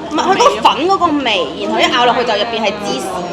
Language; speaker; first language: Cantonese; native; Cantonese